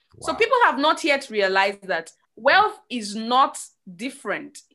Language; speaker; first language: English; non-native, local second language; Igbo